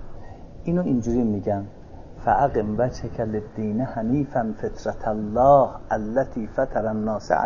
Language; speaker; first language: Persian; native; Persian